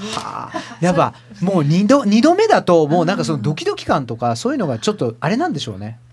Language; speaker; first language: Japanese; early bilingual, heritage; Portuguese